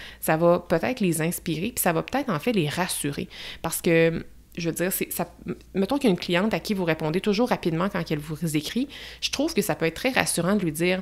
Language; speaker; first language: French; native; French